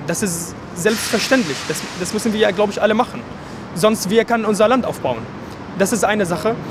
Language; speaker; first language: German; non-native, fluent; Arabic